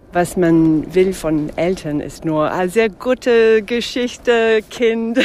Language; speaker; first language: German; non-native, fluent; English